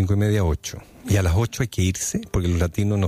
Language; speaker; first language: Spanish; native; Spanish